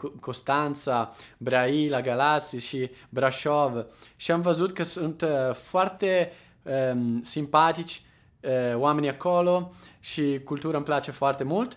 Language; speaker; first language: Romanian; non-native, fluent; Italian